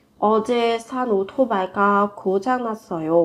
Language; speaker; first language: Korean; non-native, fluent; Vietnamese